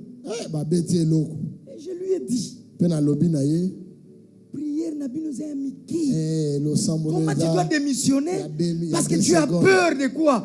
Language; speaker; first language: French; non-native, local second language; Lingala